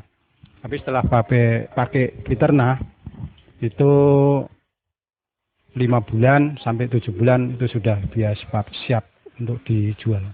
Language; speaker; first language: Indonesian; non-native, local second language; Javanese